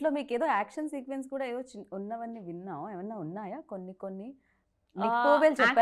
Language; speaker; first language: Telugu; native; Telugu